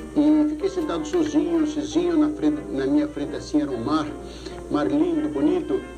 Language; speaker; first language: Portuguese; early bilingual, other home language; Greek